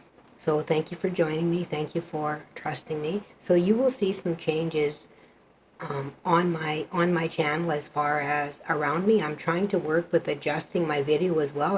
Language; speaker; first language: English; native; English